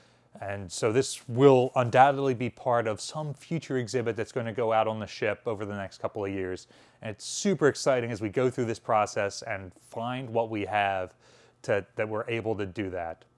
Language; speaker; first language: English; native; English